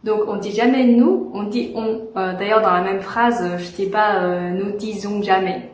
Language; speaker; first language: French; non-native, fluent; Chinese